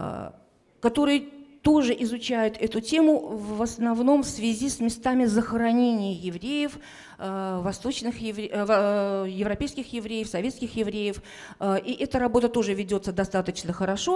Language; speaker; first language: Russian; native; Russian